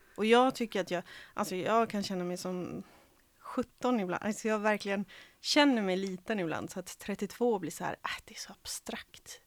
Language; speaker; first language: Swedish; early bilingual, other home language; Serbian